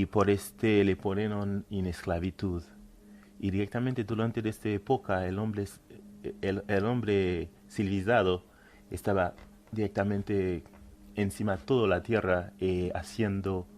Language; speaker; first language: Spanish; non-native, fluent; Haitian Creole